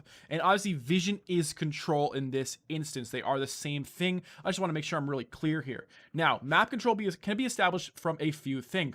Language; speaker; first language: English; native; English